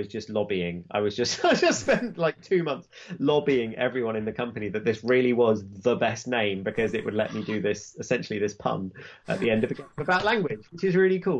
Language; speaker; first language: English; native; English